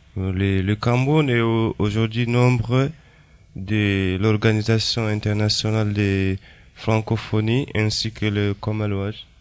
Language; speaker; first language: French; non-native, local second language; Fula